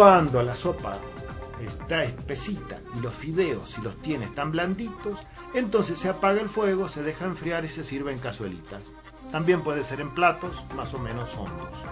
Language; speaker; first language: Spanish; native; Spanish